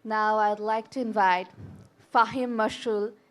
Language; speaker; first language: English; non-native, local second language; Bangla